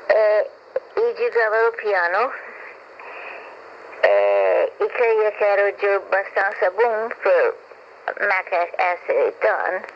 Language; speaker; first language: Italian; early bilingual, heritage; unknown